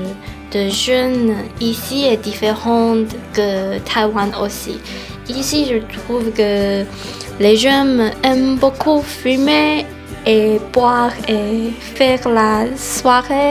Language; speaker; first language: French; non-native, learner; Chinese